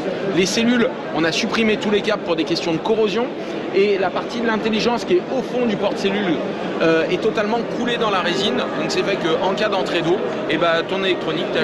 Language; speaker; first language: French; native; French